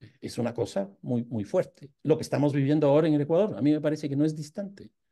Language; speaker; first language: Spanish; native; Spanish